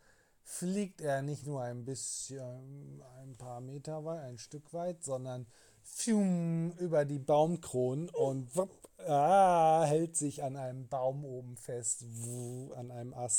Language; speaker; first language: German; native; German